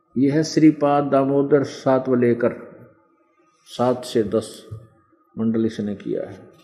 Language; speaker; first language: Hindi; native; Hindi